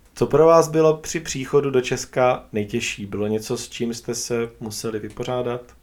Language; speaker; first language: Czech; native; Czech